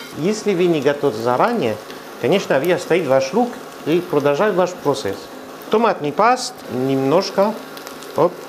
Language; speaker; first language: Russian; non-native, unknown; French